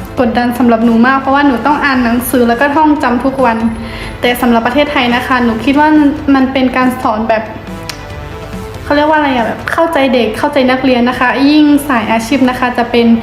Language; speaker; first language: Thai; early bilingual, other home language; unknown